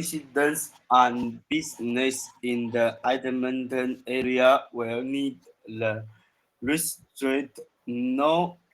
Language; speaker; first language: English; non-native, learner; Chinese